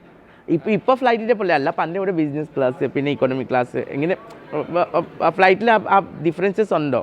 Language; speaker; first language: Malayalam; non-native, fluent; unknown